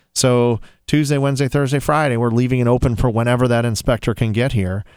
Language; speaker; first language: English; native; English